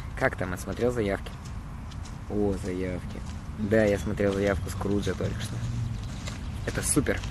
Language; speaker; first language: Russian; native; Russian